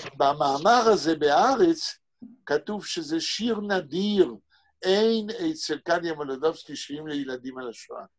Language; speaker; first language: Hebrew; native; Hebrew